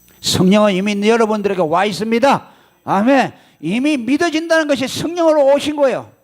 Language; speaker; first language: Korean; native; Korean